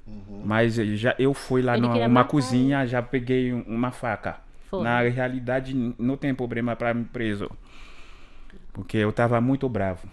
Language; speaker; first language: Portuguese; non-native, learner; Haitian Creole